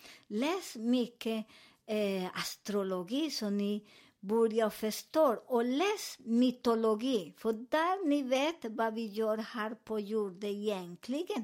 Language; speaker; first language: Swedish; non-native, learner; Spanish